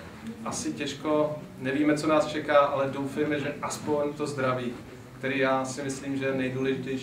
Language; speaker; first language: Czech; native; Czech